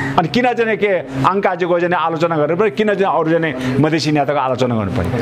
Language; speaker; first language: Nepali; non-native, local second language; Sherpa